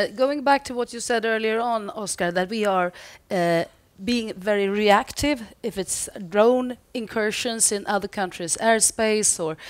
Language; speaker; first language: English; non-native, fluent; Swedish